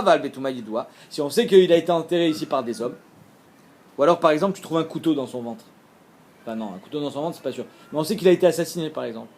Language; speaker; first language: French; native; French